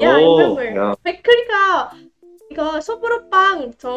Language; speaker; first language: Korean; non-native, learner; Indonesian